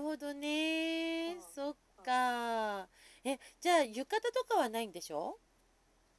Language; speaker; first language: Japanese; native; Japanese